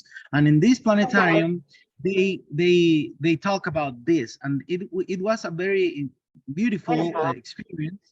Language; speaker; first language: English; non-native, learner; Spanish